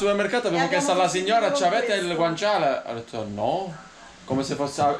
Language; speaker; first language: Italian; native; Italian